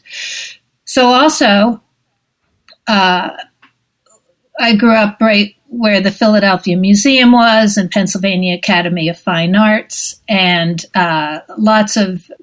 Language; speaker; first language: English; native; English